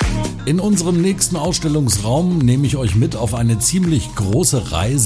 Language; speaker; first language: German; native; German